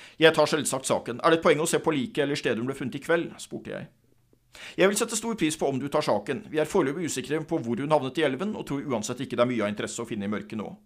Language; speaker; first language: Norwegian; native; Norwegian